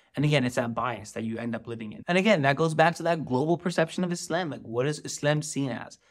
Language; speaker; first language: English; native; English